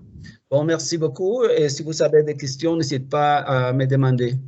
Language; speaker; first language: French; non-native, fluent; Spanish